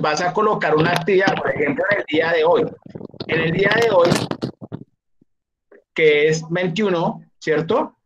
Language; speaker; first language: Spanish; native; Spanish